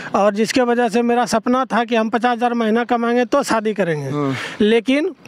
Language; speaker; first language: Hindi; native; Hindi